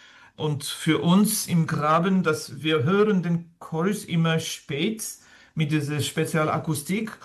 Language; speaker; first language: German; non-native, fluent; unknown